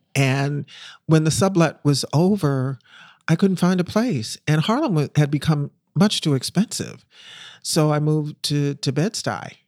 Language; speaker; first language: English; native; English